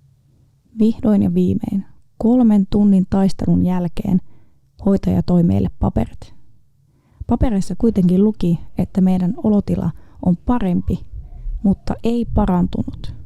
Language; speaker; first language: Finnish; native; Finnish